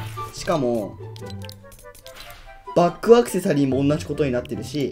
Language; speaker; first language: Japanese; native; Japanese